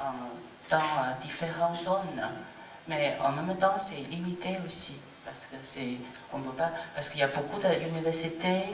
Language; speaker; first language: French; non-native, fluent; Chinese